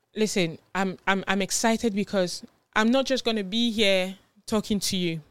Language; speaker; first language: English; non-native, fluent; French